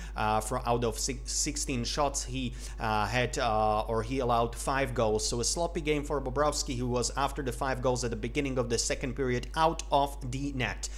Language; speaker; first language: English; non-native, fluent; Slovak